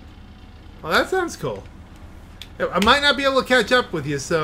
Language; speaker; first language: English; native; English